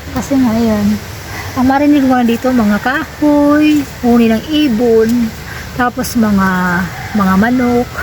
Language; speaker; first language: Filipino; non-native, local second language; Bikol